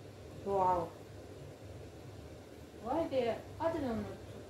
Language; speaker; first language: Turkish; non-native, fluent; Russian